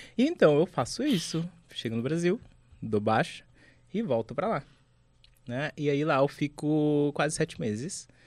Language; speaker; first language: Portuguese; native; Portuguese